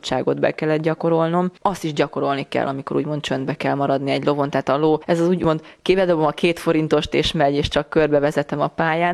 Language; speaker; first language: Hungarian; native; Hungarian